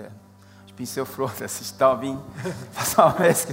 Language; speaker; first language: German; non-native, learner; Portuguese